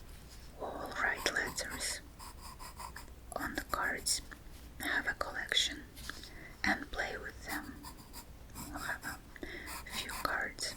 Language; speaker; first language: English; non-native, fluent; Russian